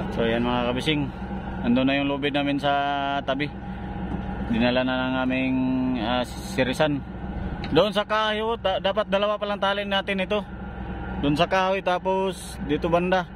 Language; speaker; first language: Filipino; native; Filipino